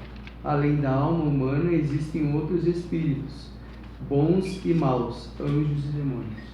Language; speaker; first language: Portuguese; native; Portuguese